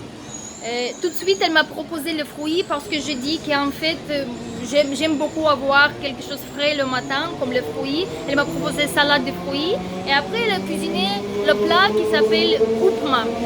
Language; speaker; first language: French; non-native, fluent; Russian